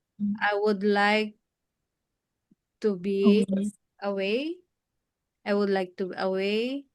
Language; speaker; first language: English; non-native, local second language; Filipino